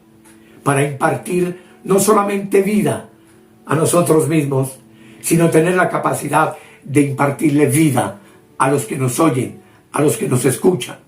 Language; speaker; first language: Spanish; native; Spanish